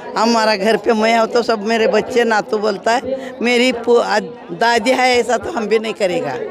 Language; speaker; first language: Hindi; non-native, local second language; Marathi